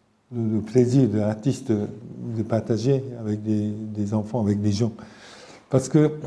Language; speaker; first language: French; non-native, fluent; Japanese